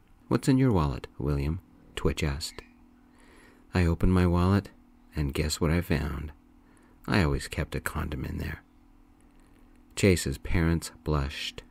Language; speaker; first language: English; native; English